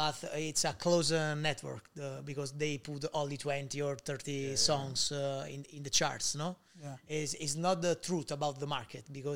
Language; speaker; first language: English; non-native, learner; Italian